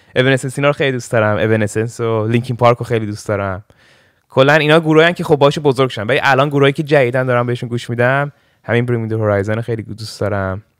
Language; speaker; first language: Persian; early bilingual, heritage; Persian